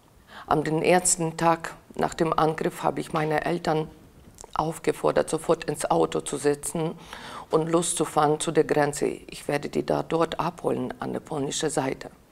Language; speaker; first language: German; non-native, fluent; Ukrainian